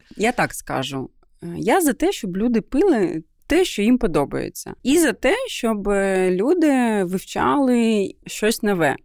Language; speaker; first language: Ukrainian; non-native, local second language; Russian